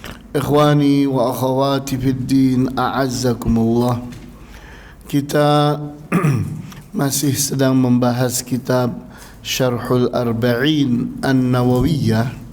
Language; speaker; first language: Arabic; non-native, fluent; Indonesian